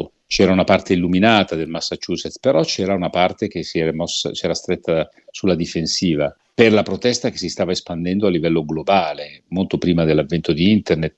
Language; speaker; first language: Italian; native; Italian